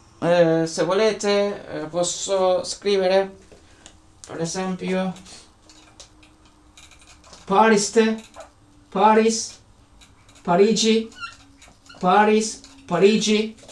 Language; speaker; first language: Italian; non-native, learner; Turkish